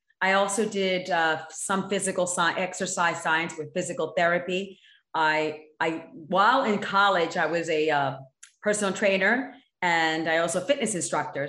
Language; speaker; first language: English; native; English